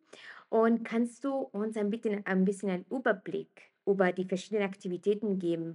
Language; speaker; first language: German; non-native, fluent; Italian